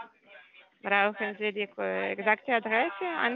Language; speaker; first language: German; non-native, learner; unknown